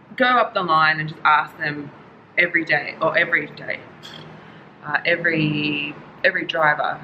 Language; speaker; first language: English; native; English